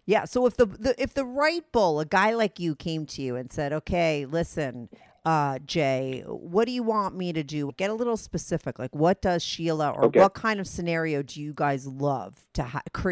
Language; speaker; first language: English; native; English